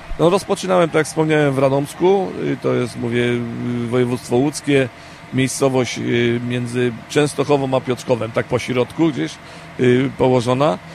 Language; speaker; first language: Polish; native; Polish